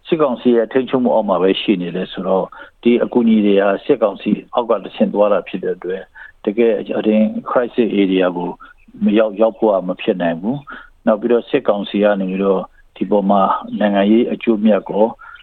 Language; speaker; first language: Burmese; non-native, local second language; Karen languages